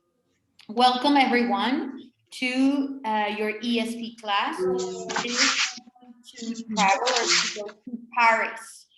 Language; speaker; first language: English; non-native, fluent; Spanish